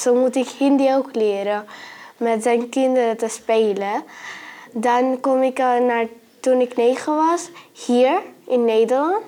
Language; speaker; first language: Dutch; early bilingual, other home language; Marathi